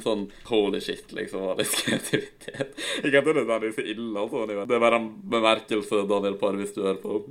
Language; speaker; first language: Norwegian; native; Norwegian